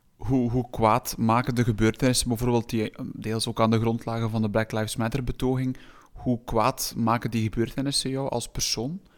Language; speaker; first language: Dutch; native; Dutch